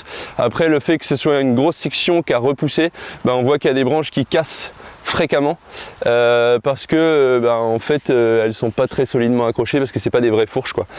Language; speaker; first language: French; native; French